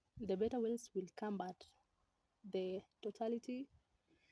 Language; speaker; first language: English; non-native, local second language; Swahili